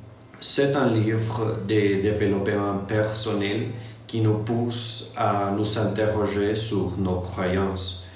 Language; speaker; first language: French; non-native, learner; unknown